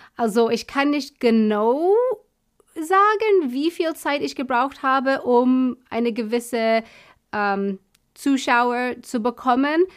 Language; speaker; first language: German; non-native, fluent; English